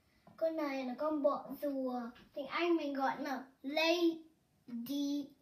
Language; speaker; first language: Vietnamese; early bilingual, heritage; Vietnamese